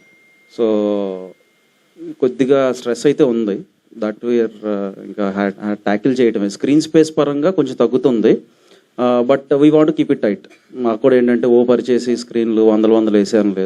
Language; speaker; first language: Telugu; native; Telugu